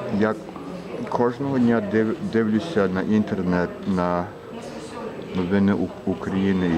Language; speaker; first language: Ukrainian; early bilingual, heritage; Ukrainian